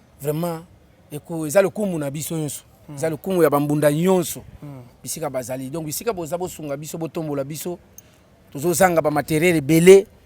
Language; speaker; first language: Lingala; non-native, local second language; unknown